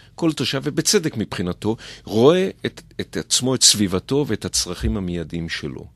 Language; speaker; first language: Hebrew; native; Hebrew